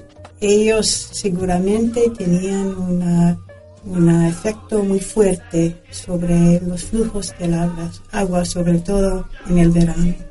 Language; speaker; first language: Spanish; non-native, fluent; English